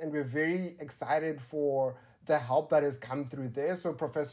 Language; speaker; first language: English; non-native, local second language; Shona